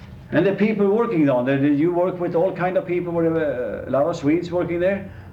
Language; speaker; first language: English; non-native, fluent; Swedish